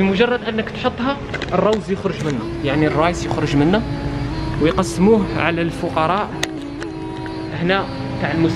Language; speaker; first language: Arabic; native; Arabic